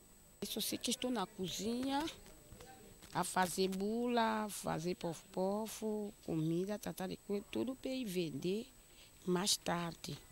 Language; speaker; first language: Portuguese; non-native, local second language; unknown